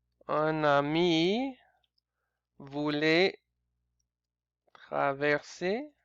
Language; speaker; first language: French; non-native, learner; English